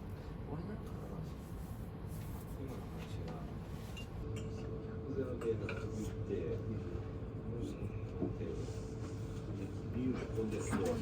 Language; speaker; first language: Japanese; native; Japanese